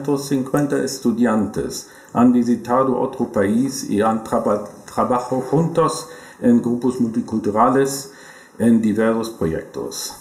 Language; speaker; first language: Spanish; non-native, learner; German